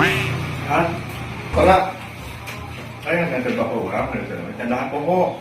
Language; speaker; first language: Indonesian; non-native, local second language; Sundanese